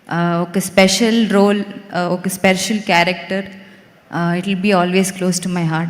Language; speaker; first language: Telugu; non-native, local second language; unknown